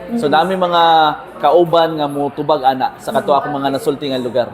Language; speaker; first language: Cebuano; native; Cebuano